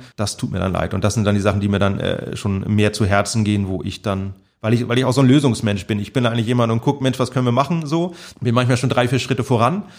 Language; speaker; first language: German; native; German